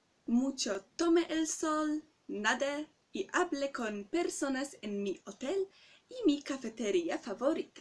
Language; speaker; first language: Spanish; non-native, learner; Polish